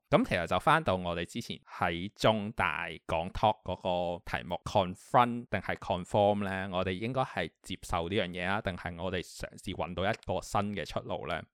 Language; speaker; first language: Cantonese; native; Cantonese